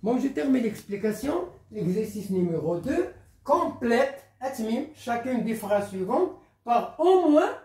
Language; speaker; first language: French; non-native, local second language; Arabic